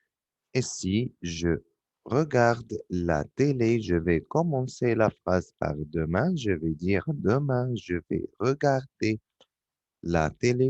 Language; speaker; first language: French; non-native, fluent; Arabic